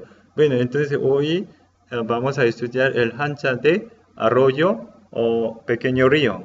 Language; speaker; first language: Spanish; non-native, learner; Korean